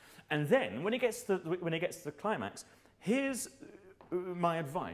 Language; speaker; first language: English; native; English